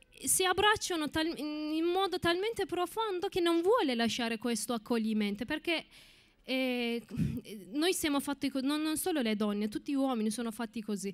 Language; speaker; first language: Italian; non-native, fluent; Turkish